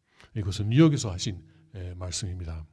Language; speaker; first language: Korean; native; Korean